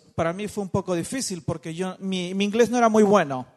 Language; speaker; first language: English; non-native, fluent; Spanish